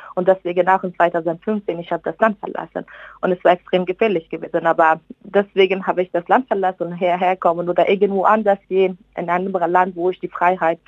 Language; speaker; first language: German; non-native, fluent; Persian